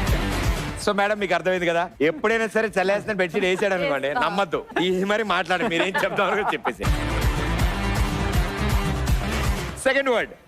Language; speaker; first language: Telugu; native; Telugu